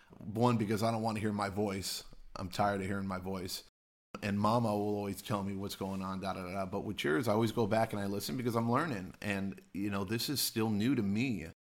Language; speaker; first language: English; native; English